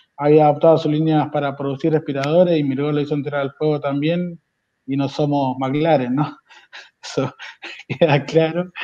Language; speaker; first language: Spanish; native; Spanish